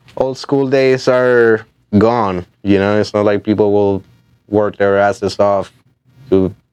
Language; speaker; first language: English; non-native, fluent; Spanish